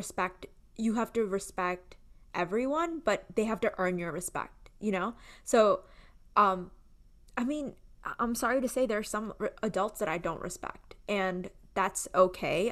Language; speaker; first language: English; early bilingual, other home language; Gujarati